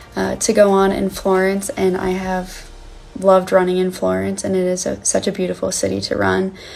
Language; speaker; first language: English; native; English